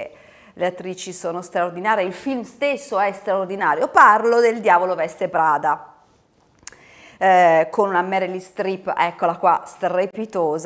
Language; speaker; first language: Italian; native; Italian